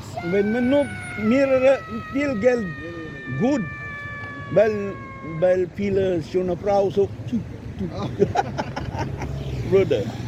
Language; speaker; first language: German; non-native, learner; Filipino